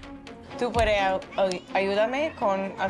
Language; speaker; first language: Spanish; non-native, learner; English